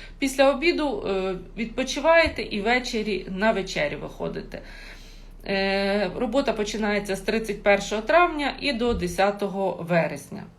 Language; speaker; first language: Ukrainian; non-native, local second language; Russian